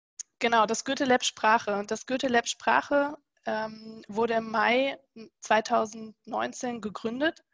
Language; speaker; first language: German; native; German